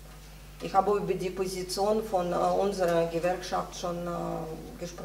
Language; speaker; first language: German; non-native, fluent; Russian